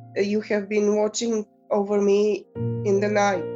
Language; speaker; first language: English; non-native, fluent; Bulgarian